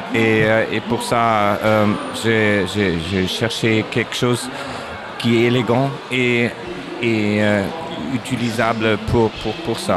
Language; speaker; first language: French; non-native, learner; German